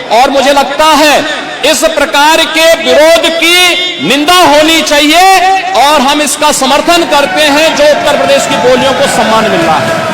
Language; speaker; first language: Hindi; native; Hindi